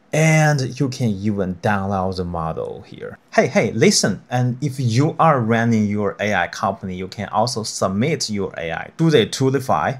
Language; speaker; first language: English; non-native, fluent; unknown